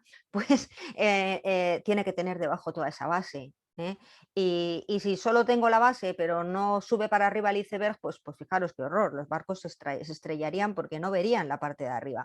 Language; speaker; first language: Spanish; native; Spanish